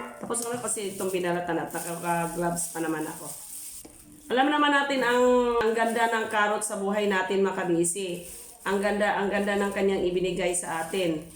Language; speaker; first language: Filipino; non-native, local second language; Cebuano